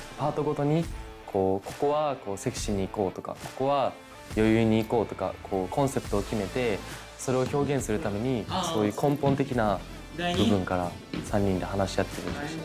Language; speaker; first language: Japanese; native; Japanese